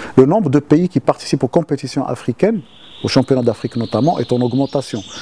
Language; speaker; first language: French; non-native, local second language; Arabic